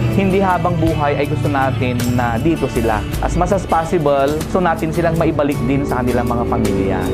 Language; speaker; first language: Filipino; native; Filipino